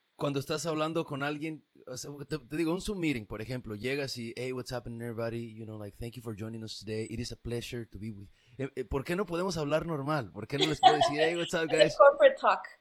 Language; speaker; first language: Spanish; native; Spanish